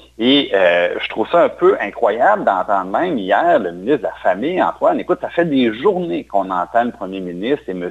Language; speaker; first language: French; native; French